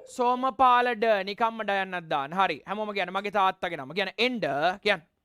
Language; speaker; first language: Sinhala; non-native, local second language; Tamil